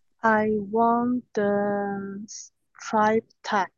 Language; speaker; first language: English; non-native, learner; Chinese